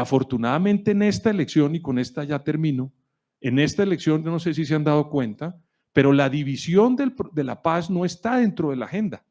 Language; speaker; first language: Spanish; native; Spanish